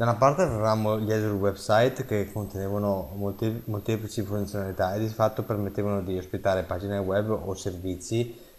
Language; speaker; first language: Italian; native; Italian